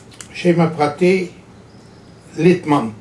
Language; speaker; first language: Hebrew; non-native, fluent; Yiddish